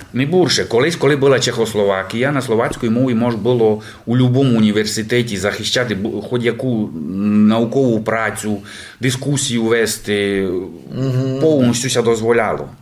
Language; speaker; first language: Ukrainian; native; Ukrainian